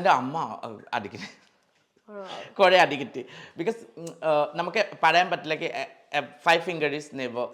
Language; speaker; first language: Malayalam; non-native, fluent; Assamese